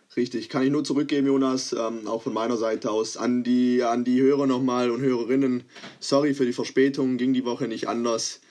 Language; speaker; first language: German; early bilingual, other home language; Croatian